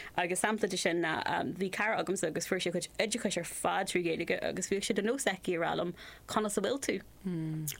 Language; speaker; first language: Irish; non-native, local second language; English